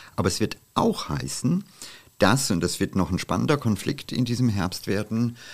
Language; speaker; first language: German; non-native, fluent; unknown